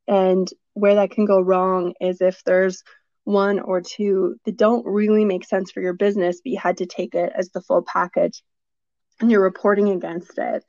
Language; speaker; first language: English; native; English